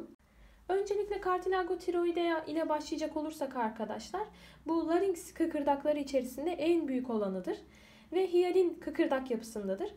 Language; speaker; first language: Turkish; native; Turkish